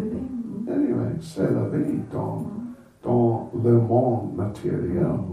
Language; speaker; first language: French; non-native, learner; English